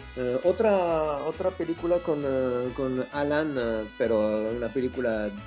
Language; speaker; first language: Spanish; non-native, learner; French